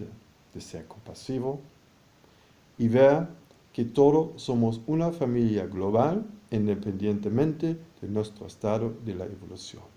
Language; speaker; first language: Spanish; non-native, fluent; German